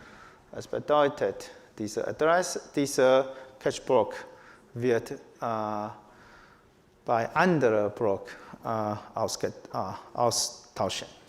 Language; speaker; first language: German; non-native, learner; Chinese